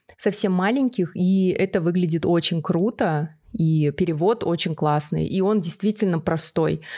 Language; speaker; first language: Russian; native; Russian